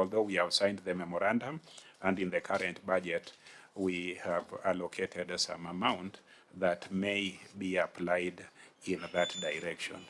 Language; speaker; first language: English; non-native, local second language; Luo (Kenya and Tanzania)